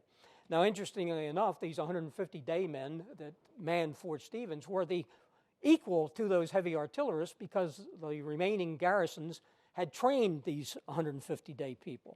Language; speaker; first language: English; native; English